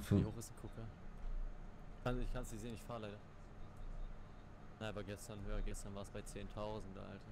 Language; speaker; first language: German; native; German